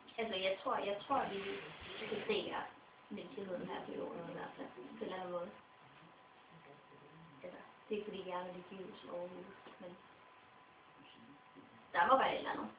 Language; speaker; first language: Danish; non-native, local second language; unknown